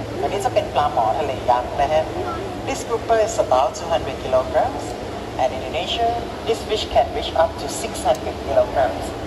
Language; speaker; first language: English; non-native, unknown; Thai